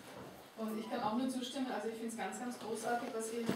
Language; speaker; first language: German; native; German